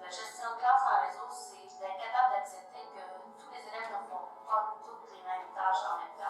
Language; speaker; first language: French; native; French